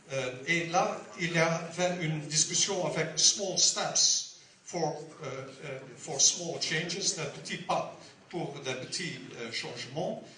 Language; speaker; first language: French; non-native, learner; Dutch